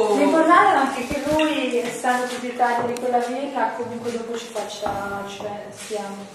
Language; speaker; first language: Italian; native; Italian